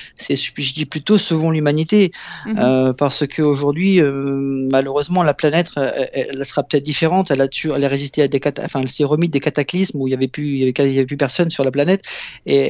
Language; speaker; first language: French; native; French